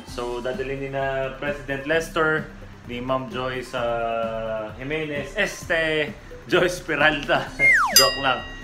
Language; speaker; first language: Filipino; native; Filipino